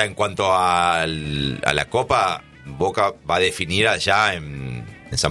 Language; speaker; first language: Spanish; native; Spanish